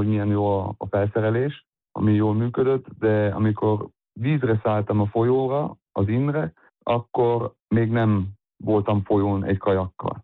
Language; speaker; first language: Hungarian; early bilingual, heritage; Hungarian